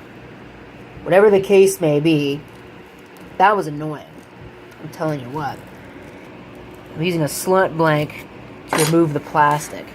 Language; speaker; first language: English; native; English